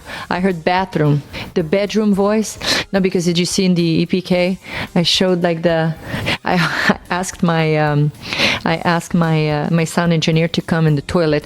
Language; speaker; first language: English; non-native, local second language; French